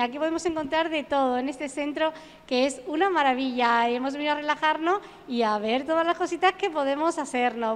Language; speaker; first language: Spanish; native; Spanish